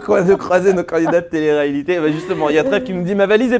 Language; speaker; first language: French; native; French